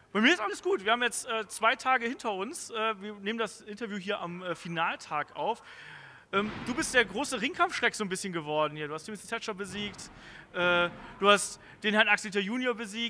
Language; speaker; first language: German; native; German